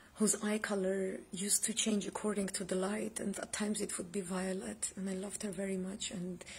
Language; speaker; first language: English; non-native, fluent; Armenian